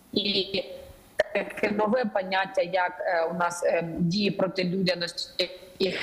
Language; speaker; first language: Ukrainian; native; Ukrainian